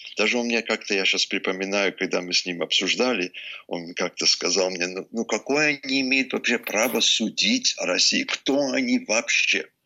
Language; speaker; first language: Russian; early bilingual, heritage; English